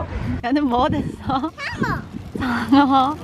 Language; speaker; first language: Korean; early bilingual, heritage; Korean